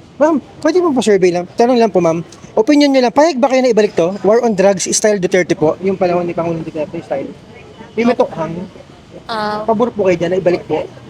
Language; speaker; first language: Filipino; native; Filipino